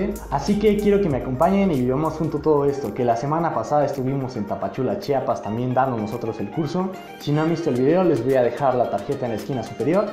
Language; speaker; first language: Spanish; native; Spanish